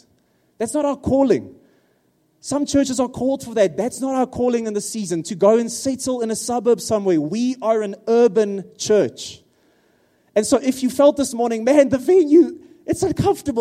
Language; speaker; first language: English; non-native, local second language; Afrikaans